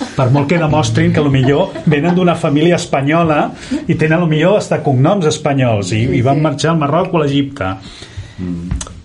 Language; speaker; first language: Catalan; native; Catalan